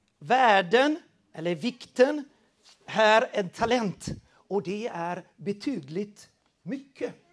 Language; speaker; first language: Swedish; non-native, fluent; Portuguese